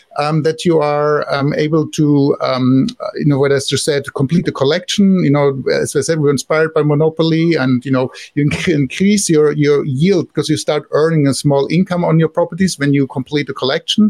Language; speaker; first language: English; non-native, fluent; German